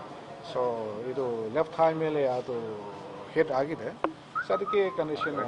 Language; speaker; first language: Kannada; non-native, fluent; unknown